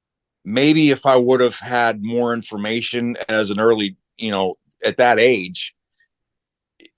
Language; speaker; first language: English; native; English